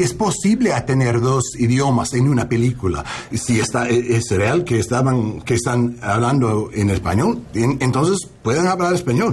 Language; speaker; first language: Spanish; non-native, learner; English